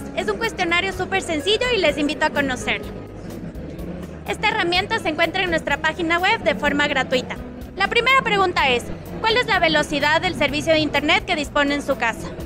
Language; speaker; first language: Spanish; native; Spanish